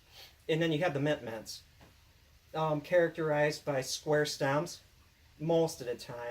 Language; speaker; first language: English; native; English